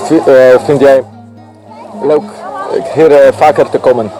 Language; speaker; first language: Dutch; non-native, learner; Polish